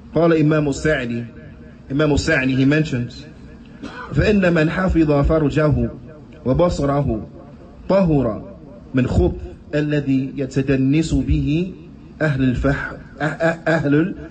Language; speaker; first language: Arabic; non-native, fluent; English